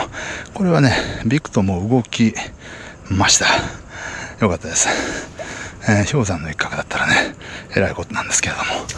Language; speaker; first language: Japanese; native; Japanese